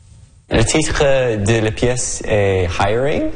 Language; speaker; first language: French; non-native, local second language; English